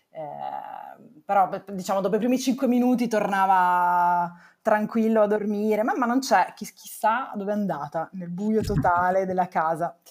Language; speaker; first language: Italian; native; Italian